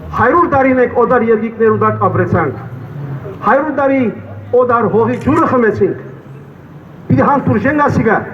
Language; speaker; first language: Armenian; early bilingual, heritage; Armenian